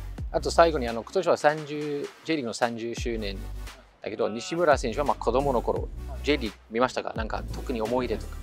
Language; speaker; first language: Japanese; non-native, fluent; English